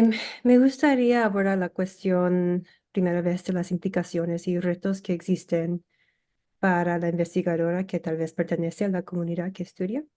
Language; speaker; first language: Spanish; early bilingual, heritage; English